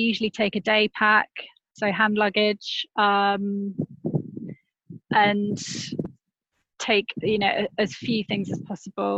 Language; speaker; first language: English; native; English